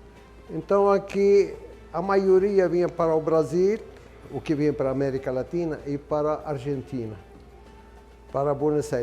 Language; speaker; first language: Portuguese; non-native, fluent; Arabic